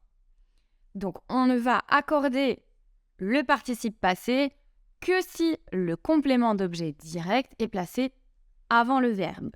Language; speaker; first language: French; native; French